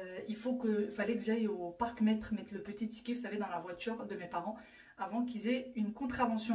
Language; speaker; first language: French; native; French